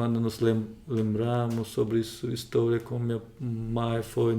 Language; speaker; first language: Portuguese; non-native, learner; Russian